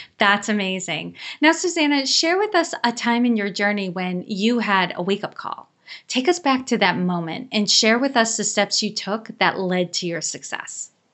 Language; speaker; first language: English; native; English